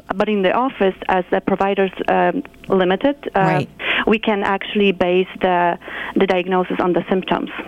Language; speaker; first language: English; non-native, fluent; Polish